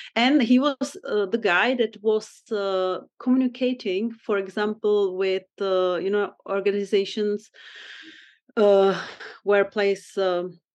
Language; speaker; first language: English; non-native, fluent; Czech